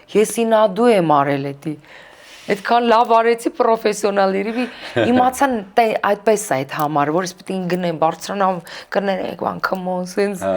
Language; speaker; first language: Armenian; early bilingual, heritage; Armenian